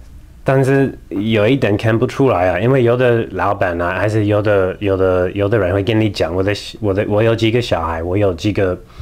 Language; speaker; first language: Chinese; non-native, fluent; English